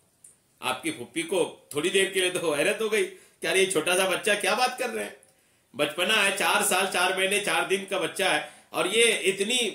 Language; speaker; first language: Urdu; native; Urdu